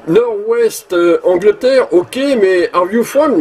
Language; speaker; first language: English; non-native, learner; French